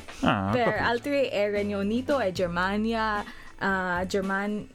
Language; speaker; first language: Italian; non-native, learner; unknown